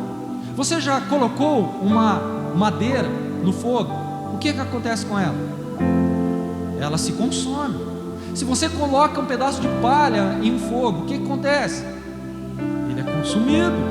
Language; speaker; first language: Portuguese; native; Portuguese